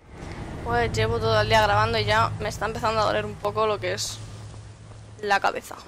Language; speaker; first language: Spanish; native; Spanish